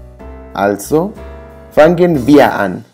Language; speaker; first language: German; non-native, learner; English